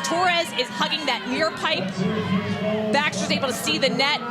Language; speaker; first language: English; native; English